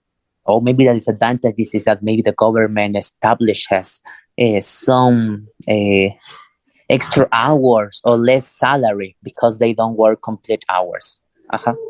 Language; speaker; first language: English; non-native, fluent; Spanish